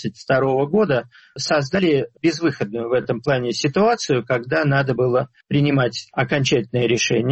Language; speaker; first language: Russian; native; Russian